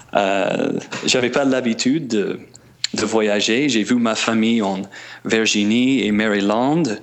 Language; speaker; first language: French; non-native, fluent; English